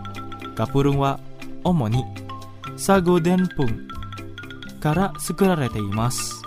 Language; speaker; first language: Japanese; non-native, fluent; Indonesian